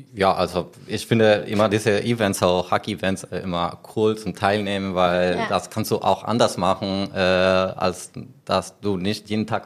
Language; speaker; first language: German; non-native, learner; Spanish